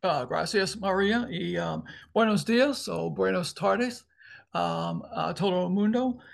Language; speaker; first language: Spanish; non-native, learner; English